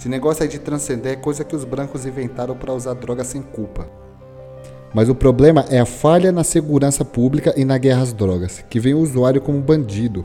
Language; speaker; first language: Portuguese; native; Portuguese